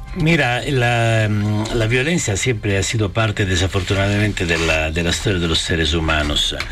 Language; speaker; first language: Spanish; non-native, fluent; Italian